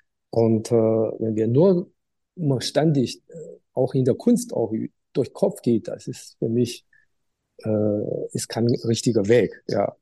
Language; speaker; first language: German; non-native, fluent; Chinese